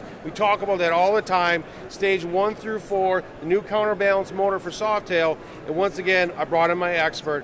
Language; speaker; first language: English; native; English